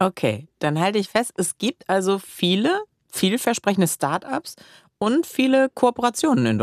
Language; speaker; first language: German; native; German